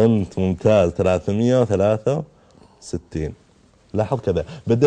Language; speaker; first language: Arabic; native; Arabic